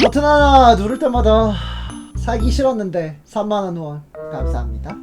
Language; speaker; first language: Korean; native; Korean